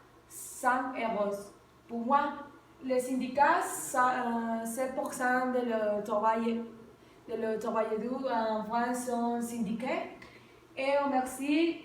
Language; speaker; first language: French; non-native, learner; Spanish